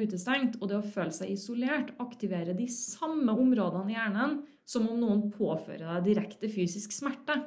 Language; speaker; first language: Norwegian; native; Norwegian